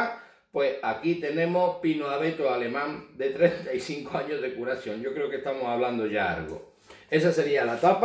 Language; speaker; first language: Spanish; native; Spanish